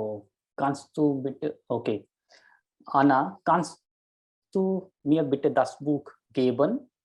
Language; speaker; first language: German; non-native, local second language; Hindi